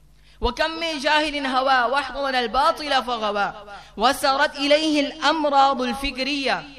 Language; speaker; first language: Arabic; non-native, learner; Urdu